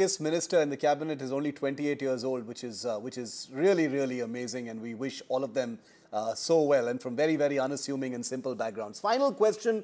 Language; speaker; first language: English; non-native, local second language; Tamil